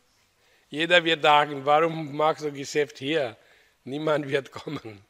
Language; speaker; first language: German; non-native, fluent; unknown